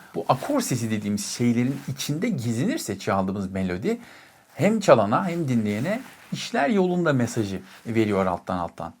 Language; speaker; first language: Turkish; native; Turkish